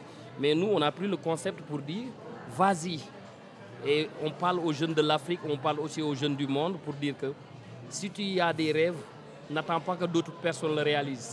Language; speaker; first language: French; non-native, local second language; Wolof